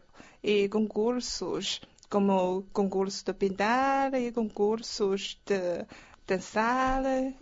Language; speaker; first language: Portuguese; non-native, learner; Chinese